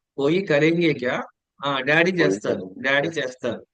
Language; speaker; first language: Hindi; non-native, local second language; Telugu